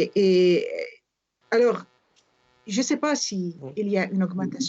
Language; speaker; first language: French; non-native, fluent; Arabic